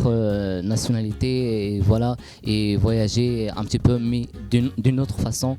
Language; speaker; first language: French; non-native, local second language; Arabic